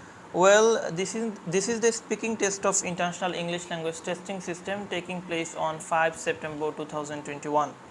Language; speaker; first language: English; non-native, fluent; Bangla